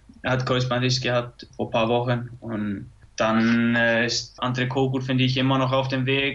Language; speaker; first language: German; non-native, fluent; Icelandic